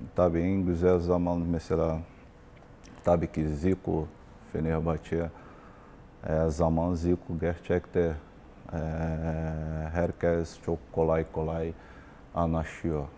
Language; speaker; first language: Turkish; non-native, learner; Portuguese